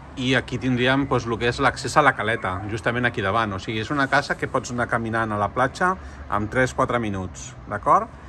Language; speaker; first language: Catalan; non-native, local second language; Spanish